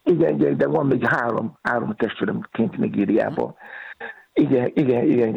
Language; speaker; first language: Hungarian; non-native, fluent; Yoruba